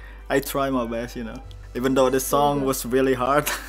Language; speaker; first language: English; non-native, fluent; Indonesian